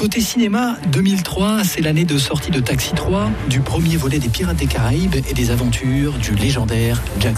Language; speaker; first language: French; native; French